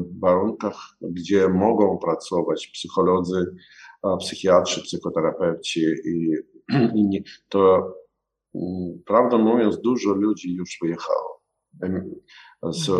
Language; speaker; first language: Polish; non-native, learner; Ukrainian